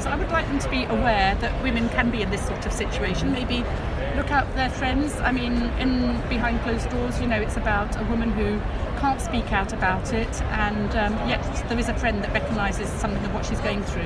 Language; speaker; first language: English; native; English